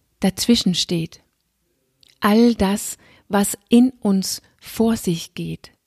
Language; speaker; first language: German; non-native, fluent; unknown